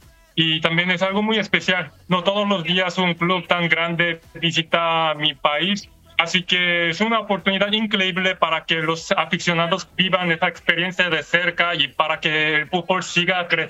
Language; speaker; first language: Spanish; non-native, fluent; Korean